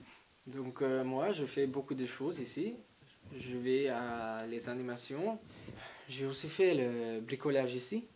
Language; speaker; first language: French; non-native, learner; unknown